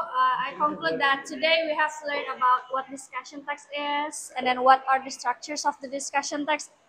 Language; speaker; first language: English; non-native, learner; Indonesian